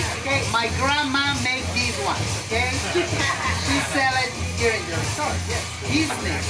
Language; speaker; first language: English; non-native, fluent; Spanish